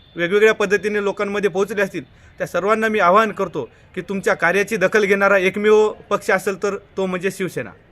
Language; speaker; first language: Marathi; native; Marathi